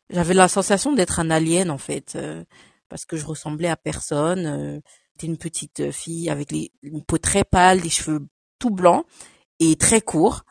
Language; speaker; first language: French; early bilingual, other home language; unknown